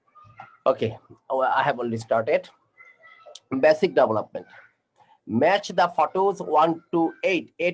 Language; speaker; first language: English; non-native, fluent; Bangla